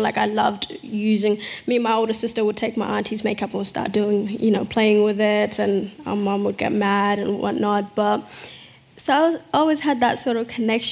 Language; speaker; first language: English; early bilingual, other home language; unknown